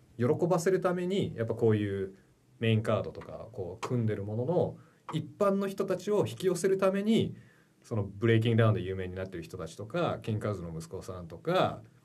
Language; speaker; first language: Japanese; early bilingual, heritage; Japanese